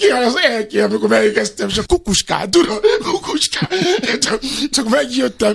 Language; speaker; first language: Hungarian; non-native, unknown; Yoruba